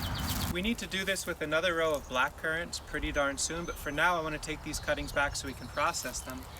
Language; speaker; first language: English; native; English